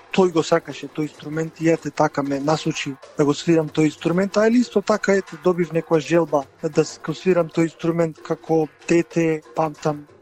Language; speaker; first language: Macedonian; native; Macedonian